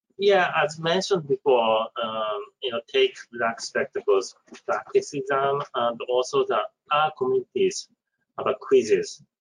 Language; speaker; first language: English; non-native, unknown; Japanese